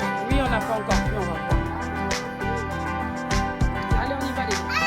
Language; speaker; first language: French; native; French